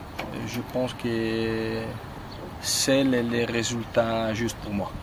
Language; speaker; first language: French; non-native, fluent; Italian